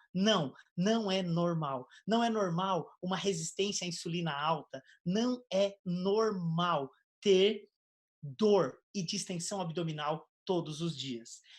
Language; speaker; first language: Portuguese; native; Portuguese